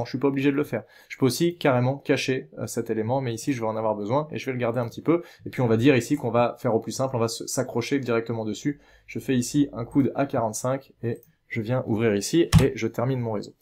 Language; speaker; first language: French; native; French